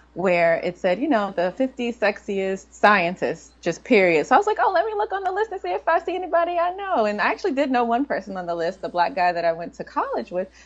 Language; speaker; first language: English; native; English